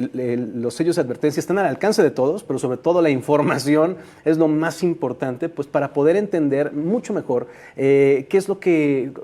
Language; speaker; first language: Spanish; native; Spanish